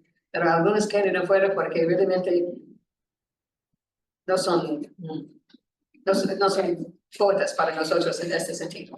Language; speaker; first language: Spanish; non-native, learner; English